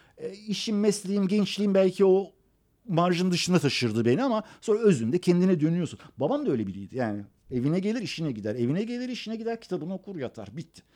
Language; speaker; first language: Turkish; early bilingual, other home language; Persian